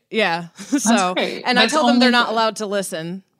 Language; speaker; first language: English; early bilingual, other home language; Persian